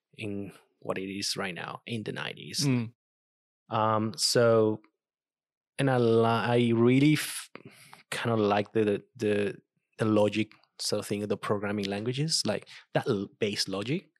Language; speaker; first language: English; non-native, fluent; Spanish